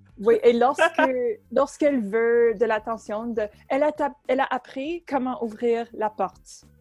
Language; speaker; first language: French; native; French